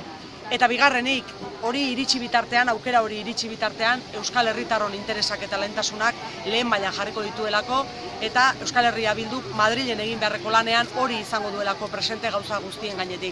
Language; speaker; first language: Basque; native; Basque